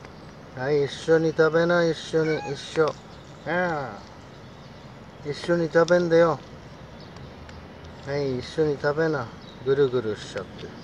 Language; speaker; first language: Japanese; native; Japanese